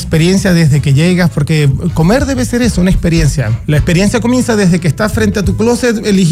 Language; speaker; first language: Spanish; native; Spanish